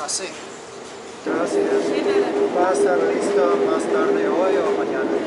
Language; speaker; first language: Spanish; non-native, learner; English